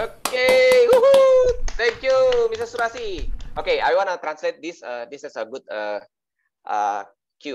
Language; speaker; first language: English; non-native, learner; Indonesian